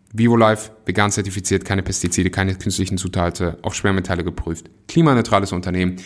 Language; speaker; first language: German; native; German